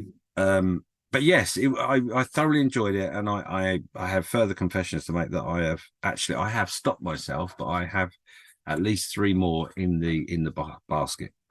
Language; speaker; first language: English; native; English